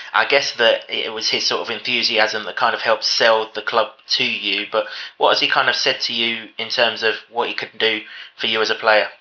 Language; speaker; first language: English; native; English